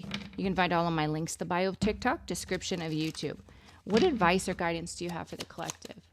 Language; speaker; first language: English; native; English